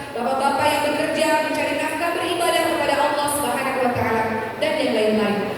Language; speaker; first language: Indonesian; native; Indonesian